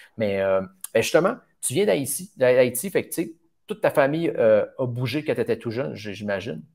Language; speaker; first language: French; native; French